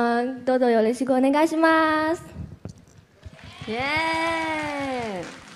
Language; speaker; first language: Japanese; non-native, learner; Chinese